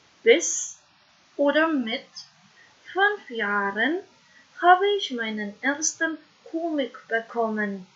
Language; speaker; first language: German; non-native, fluent; Macedonian